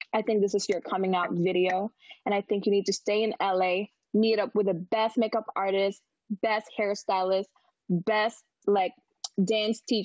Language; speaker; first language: English; non-native, local second language; Filipino